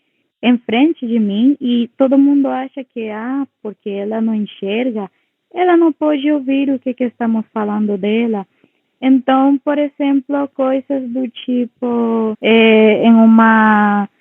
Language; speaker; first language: Portuguese; non-native, local second language; Spanish